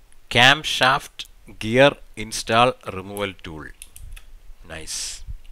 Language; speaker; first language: English; non-native, local second language; Malayalam